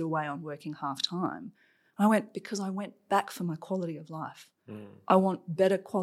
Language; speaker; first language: English; native; English